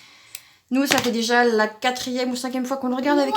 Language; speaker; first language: French; native; French